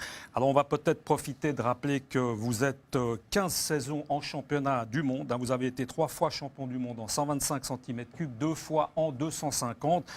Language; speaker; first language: French; native; French